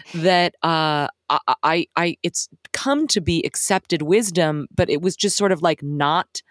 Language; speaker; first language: English; native; English